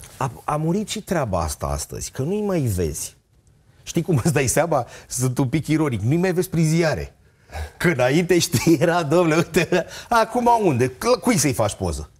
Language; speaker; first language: Romanian; native; Romanian